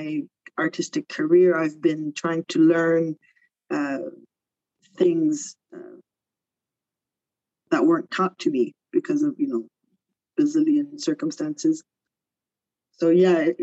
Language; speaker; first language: English; early bilingual, other home language; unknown